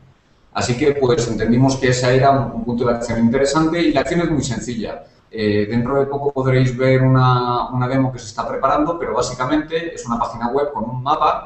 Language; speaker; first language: Spanish; native; Spanish